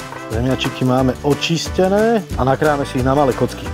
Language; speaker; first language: Slovak; native; Slovak